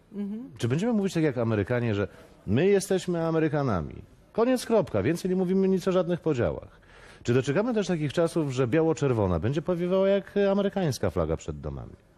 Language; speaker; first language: Polish; native; Polish